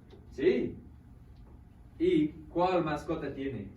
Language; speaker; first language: Spanish; non-native, fluent; English